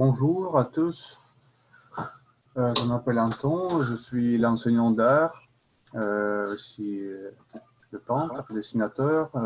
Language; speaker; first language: French; non-native, learner; Russian